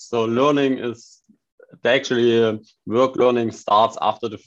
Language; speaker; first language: English; non-native, fluent; German